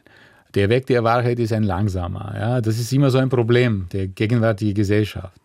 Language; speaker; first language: German; non-native, fluent; Bulgarian